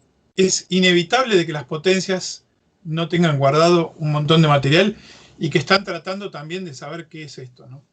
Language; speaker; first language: Spanish; native; Spanish